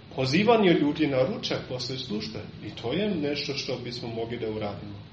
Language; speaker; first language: Serbian; non-native, fluent; German